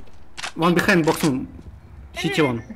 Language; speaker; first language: English; non-native, learner; Russian